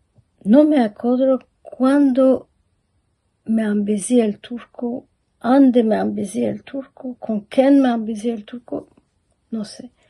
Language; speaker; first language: Spanish; early bilingual, heritage; Ladino